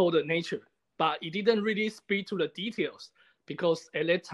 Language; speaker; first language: English; non-native, fluent; Chinese